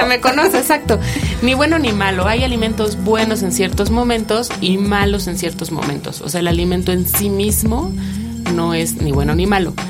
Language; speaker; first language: Spanish; native; Spanish